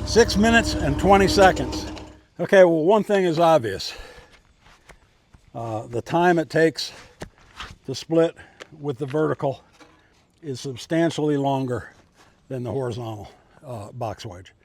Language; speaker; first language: English; native; English